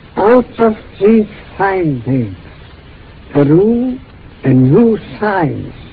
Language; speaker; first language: English; non-native, fluent; German